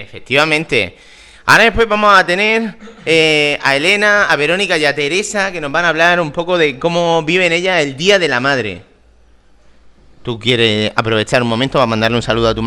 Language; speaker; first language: Spanish; native; Spanish